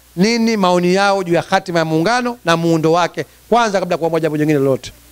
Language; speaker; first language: Swahili; native; Swahili